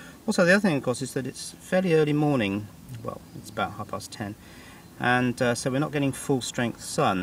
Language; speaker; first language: English; native; English